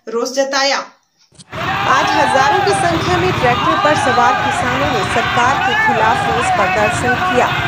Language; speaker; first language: Hindi; non-native, local second language; Punjabi